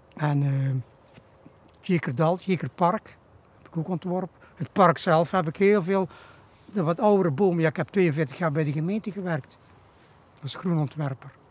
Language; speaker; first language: Dutch; native; Dutch